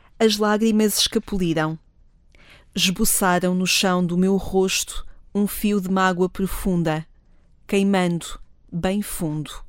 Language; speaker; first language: Portuguese; native; Portuguese